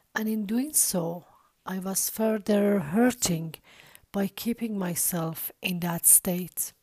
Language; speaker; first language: English; non-native, fluent; Persian